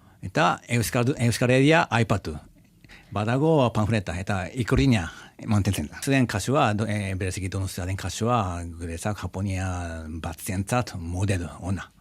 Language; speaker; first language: Basque; non-native, fluent; Japanese